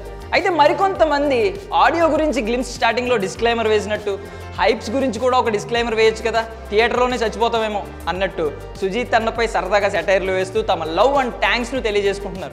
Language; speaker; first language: Telugu; native; Telugu